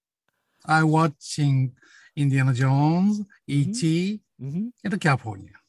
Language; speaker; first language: English; non-native, learner; Japanese